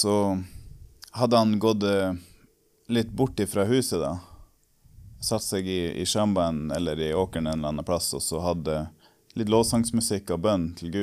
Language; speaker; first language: Norwegian; native; Norwegian